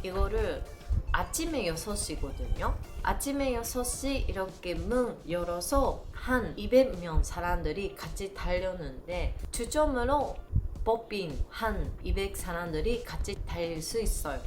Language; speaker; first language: Korean; non-native, learner; Japanese